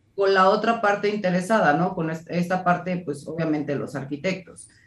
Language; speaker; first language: Spanish; native; Spanish